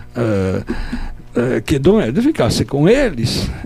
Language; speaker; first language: Portuguese; non-native, fluent; Italian